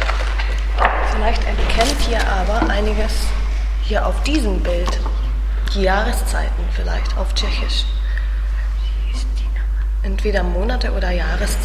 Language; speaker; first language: German; non-native, fluent; Czech